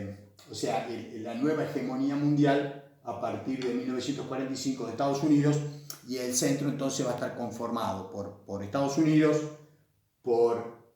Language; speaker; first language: Spanish; native; Spanish